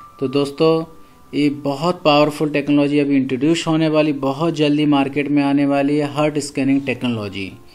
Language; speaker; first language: Hindi; native; Hindi